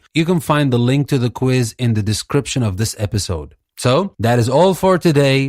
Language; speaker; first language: English; non-native, fluent; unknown